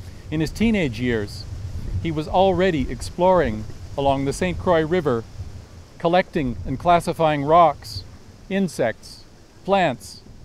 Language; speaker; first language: English; native; English